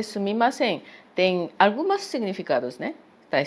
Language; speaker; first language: Portuguese; non-native, fluent; Japanese